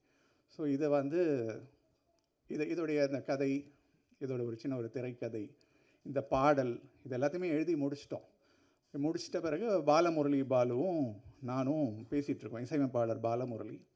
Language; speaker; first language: Tamil; native; Tamil